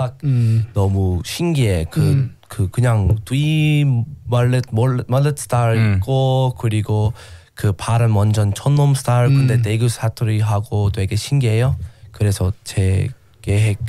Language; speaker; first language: Korean; non-native, learner; English